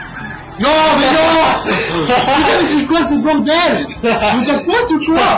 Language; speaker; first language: French; native; French